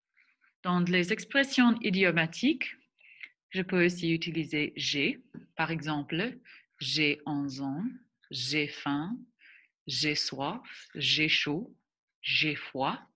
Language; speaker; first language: French; non-native, fluent; English